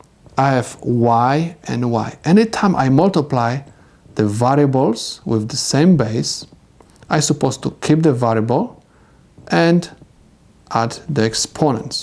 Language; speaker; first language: English; non-native, fluent; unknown